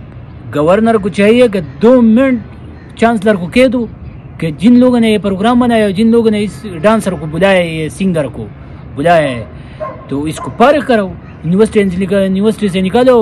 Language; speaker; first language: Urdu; non-native, local second language; Pashto